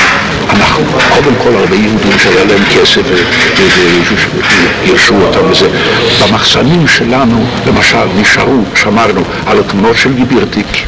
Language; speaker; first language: Hebrew; non-native, fluent; Polish